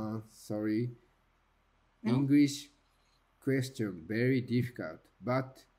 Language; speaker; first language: English; non-native, learner; Japanese